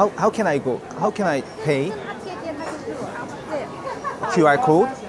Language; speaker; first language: English; non-native, learner; Korean